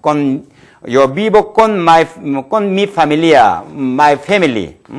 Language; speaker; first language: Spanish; non-native, fluent; Korean